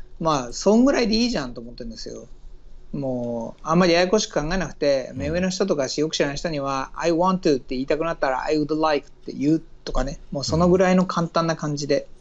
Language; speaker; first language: Japanese; native; Japanese